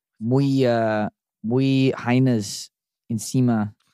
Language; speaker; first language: Spanish; non-native, learner; English